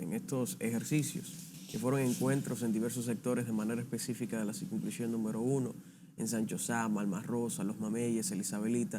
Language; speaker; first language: Spanish; native; Spanish